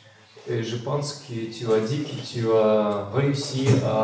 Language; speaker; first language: French; non-native, fluent; Russian